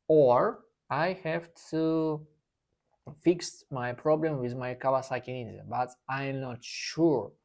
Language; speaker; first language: English; non-native, learner; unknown